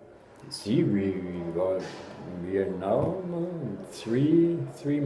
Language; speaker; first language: English; non-native, learner; German